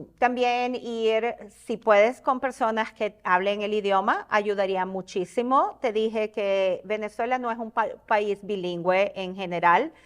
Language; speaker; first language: Spanish; native; Spanish